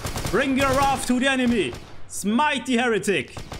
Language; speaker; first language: English; non-native, fluent; German